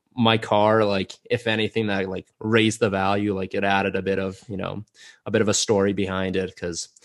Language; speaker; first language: English; non-native, fluent; Russian